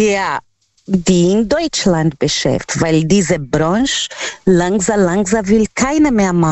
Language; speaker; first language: German; non-native, learner; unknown